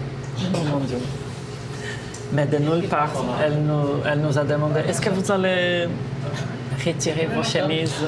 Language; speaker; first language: French; non-native, fluent; Portuguese